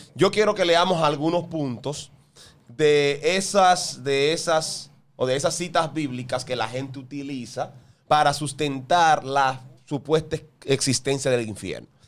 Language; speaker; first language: Spanish; native; Spanish